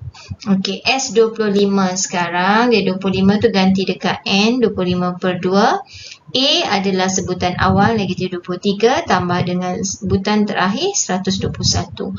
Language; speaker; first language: Malay; native; Malay